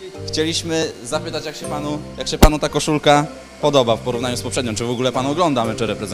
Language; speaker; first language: Polish; native; Polish